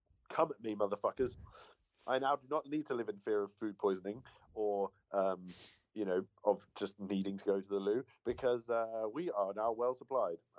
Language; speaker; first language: English; native; English